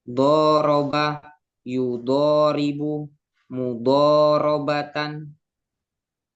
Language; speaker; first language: Arabic; non-native, learner; Indonesian